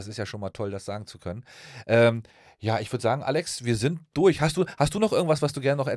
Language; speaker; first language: German; native; German